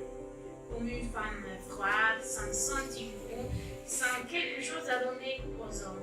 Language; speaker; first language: French; non-native, learner; Spanish